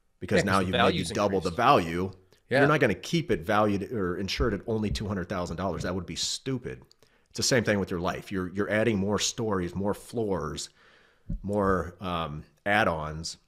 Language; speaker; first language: English; native; English